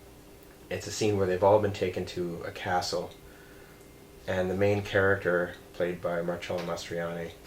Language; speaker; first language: English; native; English